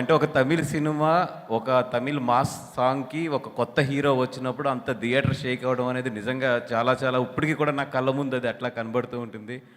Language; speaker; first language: Telugu; native; Telugu